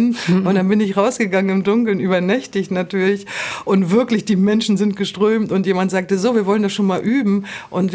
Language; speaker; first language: German; native; German